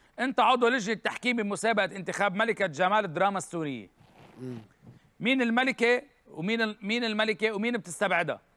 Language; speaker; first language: Arabic; native; Arabic